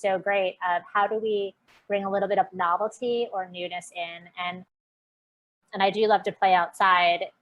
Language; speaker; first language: English; native; English